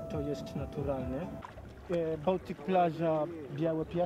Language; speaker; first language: Polish; non-native, learner; Swahili